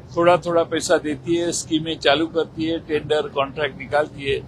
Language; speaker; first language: Hindi; non-native, local second language; Marathi